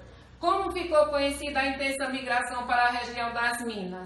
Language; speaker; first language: Portuguese; native; Portuguese